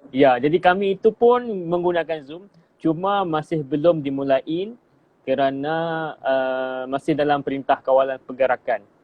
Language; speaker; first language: Malay; native; Malay